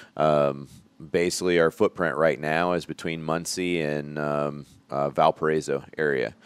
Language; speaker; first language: English; native; English